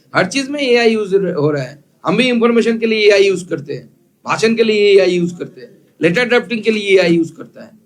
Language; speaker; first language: Hindi; non-native, local second language; Bangla